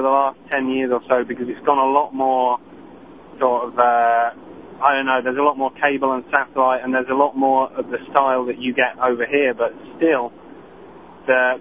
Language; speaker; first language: English; native; English